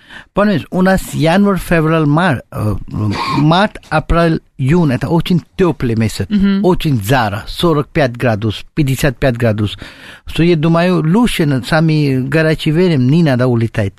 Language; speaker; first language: Russian; non-native, learner; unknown